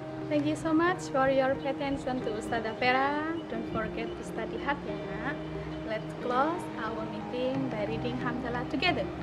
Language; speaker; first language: English; non-native, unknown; Indonesian